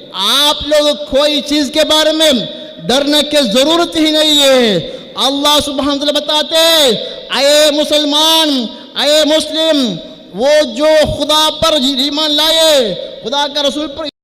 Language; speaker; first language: Hindi; non-native, local second language; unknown